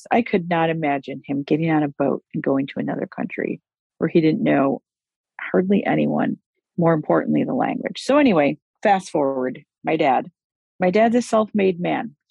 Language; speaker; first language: English; native; English